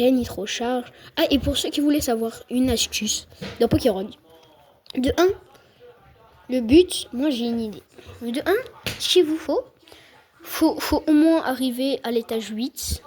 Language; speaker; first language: French; native; French